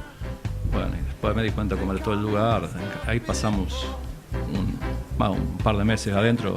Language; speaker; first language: Spanish; native; Spanish